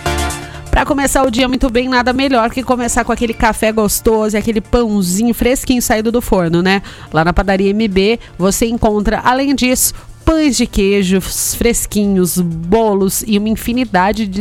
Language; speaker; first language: Portuguese; native; Portuguese